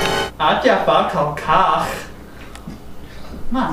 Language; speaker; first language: Hebrew; non-native, learner; English